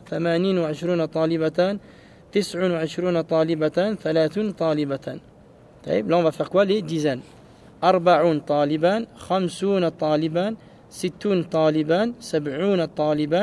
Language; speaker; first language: Arabic; non-native, fluent; French